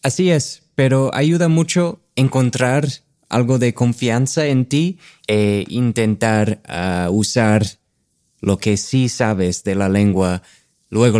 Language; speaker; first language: Spanish; non-native, fluent; English